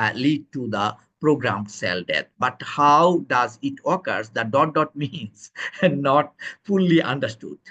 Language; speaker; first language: English; non-native, local second language; Bangla